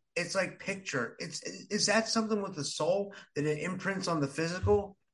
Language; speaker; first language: English; early bilingual, other home language; Arabic